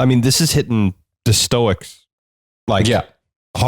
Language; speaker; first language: English; native; English